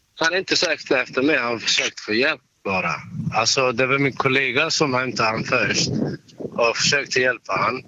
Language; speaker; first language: Swedish; non-native, learner; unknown